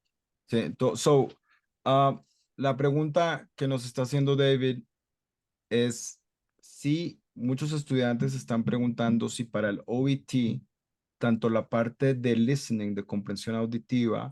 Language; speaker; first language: Spanish; non-native, fluent; English